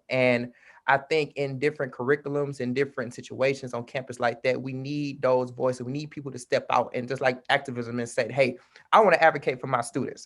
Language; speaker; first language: English; native; English